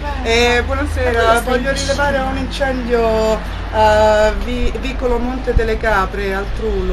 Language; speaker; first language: Italian; native; Italian